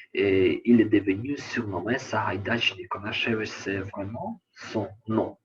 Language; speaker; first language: French; non-native, learner; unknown